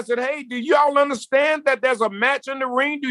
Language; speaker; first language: English; native; English